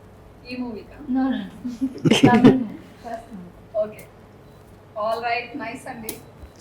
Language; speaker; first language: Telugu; native; Telugu